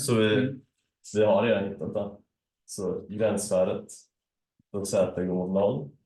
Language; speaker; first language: Swedish; native; Swedish